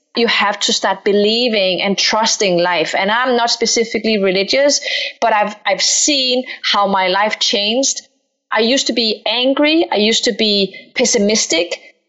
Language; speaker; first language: English; non-native, fluent; Danish